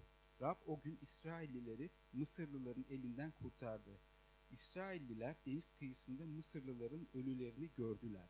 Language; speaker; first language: Turkish; native; Turkish